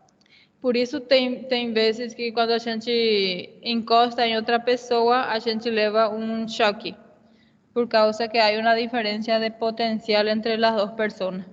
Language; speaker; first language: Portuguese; non-native, fluent; Spanish